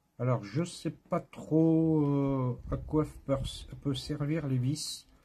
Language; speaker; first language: French; native; French